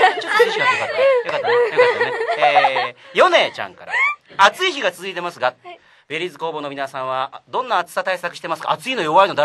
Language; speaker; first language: Japanese; native; Japanese